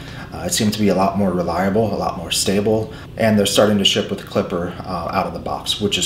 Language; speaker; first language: English; native; English